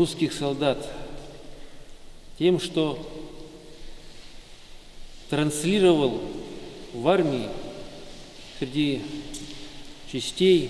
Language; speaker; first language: Russian; native; Russian